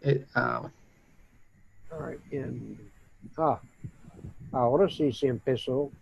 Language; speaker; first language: Spanish; non-native, fluent; English